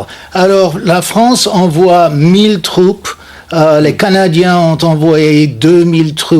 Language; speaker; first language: French; non-native, fluent; English